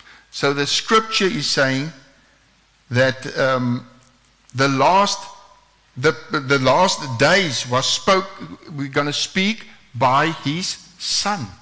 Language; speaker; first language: English; non-native, local second language; Afrikaans